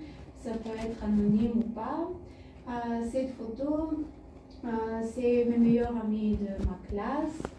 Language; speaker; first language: French; non-native, learner; Bulgarian